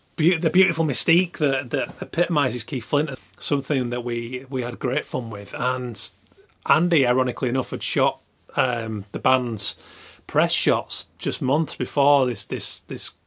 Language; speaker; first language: English; native; English